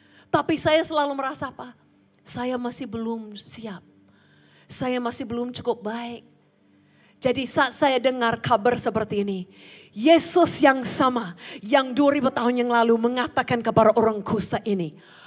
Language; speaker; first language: Indonesian; non-native, fluent; English